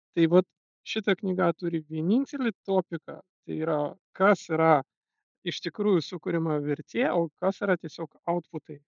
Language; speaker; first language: Lithuanian; non-native, local second language; Russian